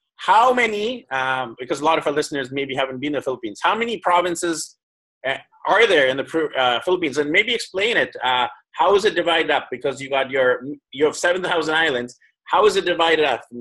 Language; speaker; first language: English; native; English